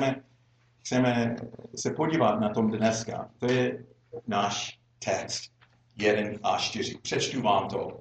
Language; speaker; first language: Czech; non-native, fluent; English